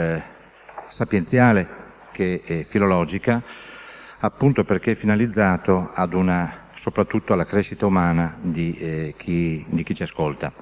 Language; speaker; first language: Italian; native; Italian